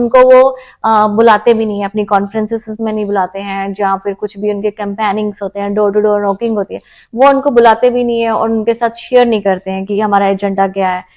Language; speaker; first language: Hindi; native; Hindi